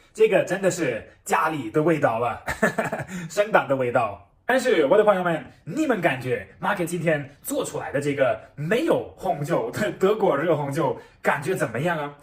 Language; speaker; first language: Chinese; non-native, fluent; German